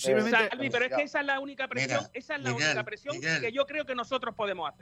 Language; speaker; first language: Spanish; native; Spanish